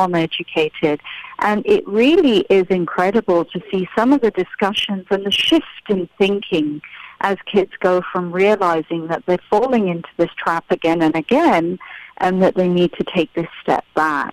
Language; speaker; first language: English; native; English